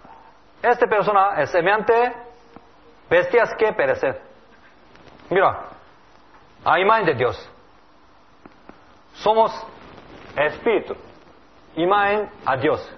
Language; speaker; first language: Spanish; non-native, learner; Korean